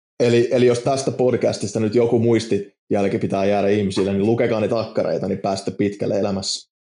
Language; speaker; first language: Finnish; native; Finnish